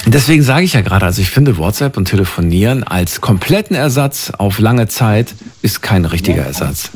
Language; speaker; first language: German; native; German